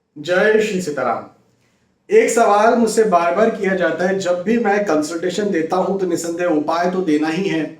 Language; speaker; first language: Hindi; native; Hindi